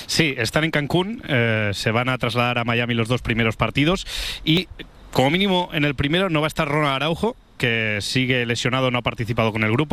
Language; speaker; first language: Spanish; native; Spanish